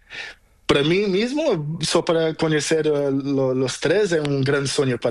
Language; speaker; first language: Spanish; non-native, learner; Portuguese